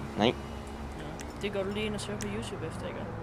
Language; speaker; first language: Danish; native; Danish